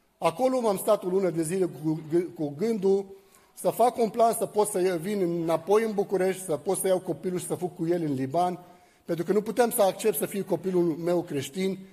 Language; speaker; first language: Romanian; non-native, fluent; Arabic